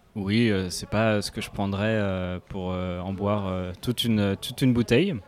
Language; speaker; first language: French; native; French